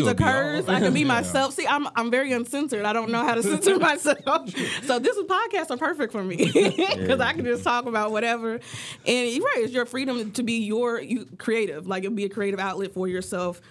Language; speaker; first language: English; native; English